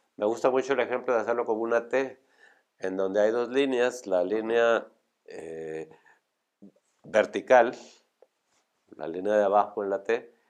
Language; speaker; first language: Spanish; native; Spanish